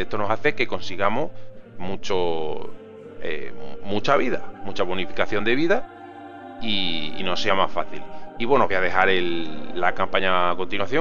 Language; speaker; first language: Spanish; native; Spanish